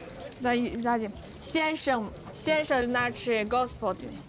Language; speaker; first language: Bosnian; non-native, learner; Chinese